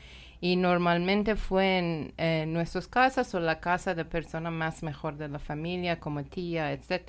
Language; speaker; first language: Spanish; non-native, learner; Persian